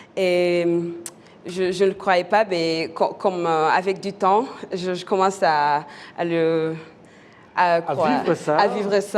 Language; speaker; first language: French; non-native, local second language; Kinyarwanda